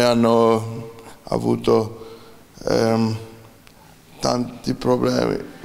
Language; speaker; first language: Italian; non-native, local second language; German